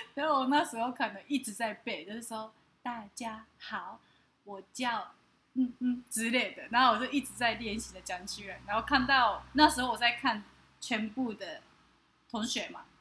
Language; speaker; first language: Chinese; non-native, fluent; Japanese